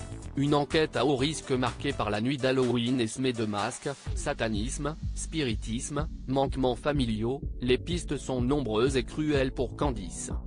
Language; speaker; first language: French; native; French